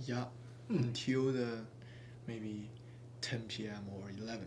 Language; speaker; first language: English; non-native, learner; Chinese